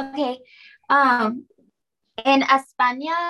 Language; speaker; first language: Spanish; non-native, learner; English